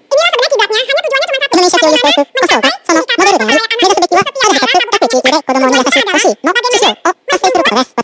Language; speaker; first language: Japanese; non-native, fluent; Indonesian